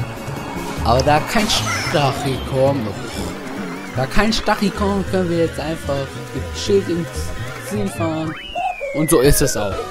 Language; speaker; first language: German; native; German